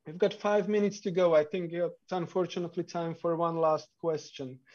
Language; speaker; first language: English; non-native, fluent; Slovak